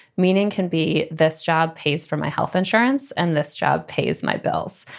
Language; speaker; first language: English; native; English